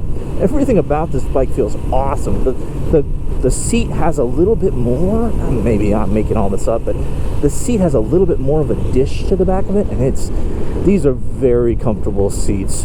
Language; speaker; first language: English; native; English